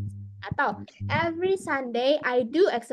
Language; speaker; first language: English; non-native, local second language; Indonesian